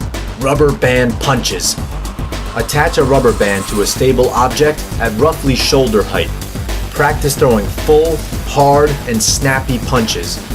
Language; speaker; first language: English; native; English